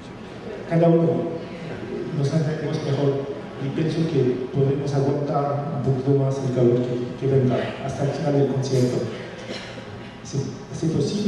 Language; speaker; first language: Spanish; non-native, fluent; French